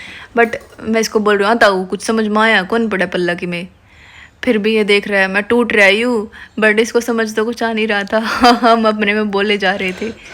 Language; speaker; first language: Hindi; native; Hindi